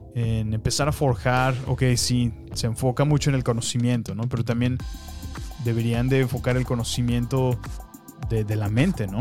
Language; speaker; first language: Spanish; native; Spanish